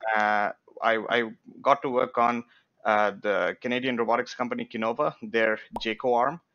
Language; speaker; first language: English; non-native, local second language; Bangla